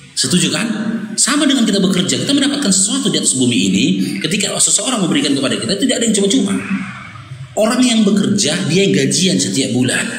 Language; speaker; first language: Indonesian; native; Indonesian